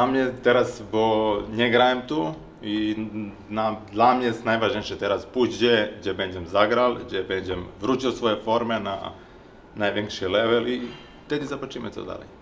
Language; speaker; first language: Polish; non-native, learner; Serbian